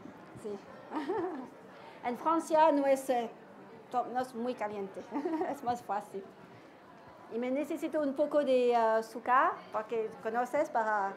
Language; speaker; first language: Spanish; non-native, learner; French